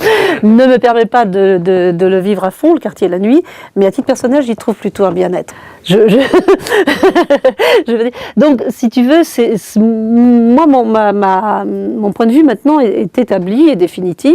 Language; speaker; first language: French; native; French